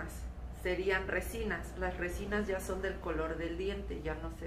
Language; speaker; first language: Spanish; native; Spanish